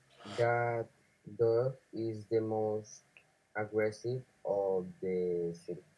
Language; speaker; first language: English; non-native, learner; Spanish